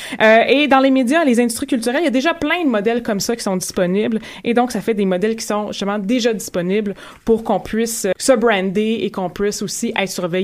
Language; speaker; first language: French; native; French